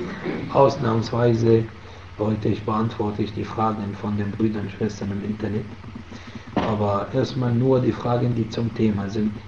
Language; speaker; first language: German; non-native, fluent; Arabic